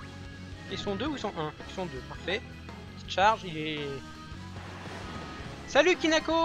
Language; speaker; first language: French; native; French